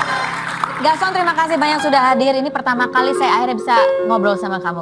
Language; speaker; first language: Indonesian; native; Indonesian